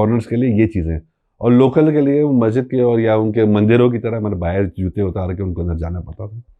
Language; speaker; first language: Urdu; non-native, local second language; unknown